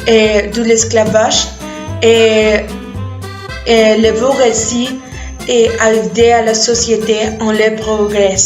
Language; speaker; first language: French; non-native, learner; Spanish